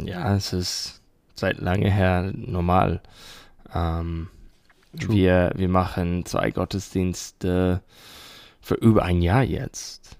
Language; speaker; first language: German; non-native, learner; English